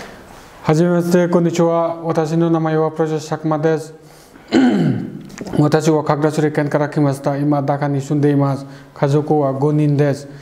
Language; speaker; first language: Japanese; non-native, learner; Bangla